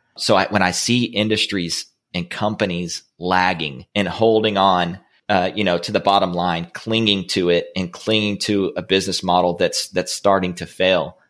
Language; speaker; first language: English; native; English